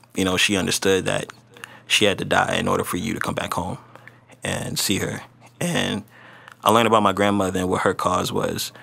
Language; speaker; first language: English; native; English